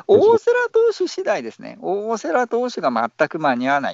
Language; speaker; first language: Japanese; native; Japanese